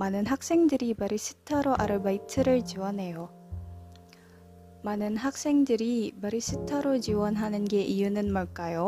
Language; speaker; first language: Korean; non-native, learner; Indonesian